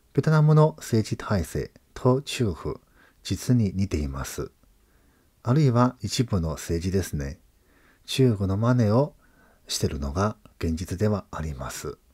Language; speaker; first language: Japanese; non-native, fluent; Chinese